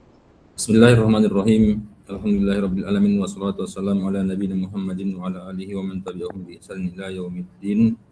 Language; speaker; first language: Arabic; non-native, learner; Indonesian